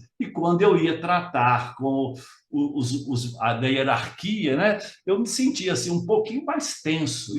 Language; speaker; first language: Portuguese; native; Portuguese